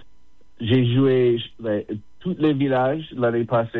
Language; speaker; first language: French; non-native, local second language; English